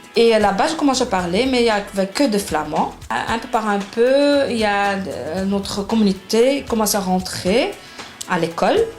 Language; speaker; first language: French; non-native, fluent; Arabic